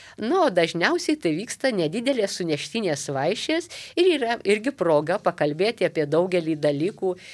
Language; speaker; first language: Lithuanian; native; Lithuanian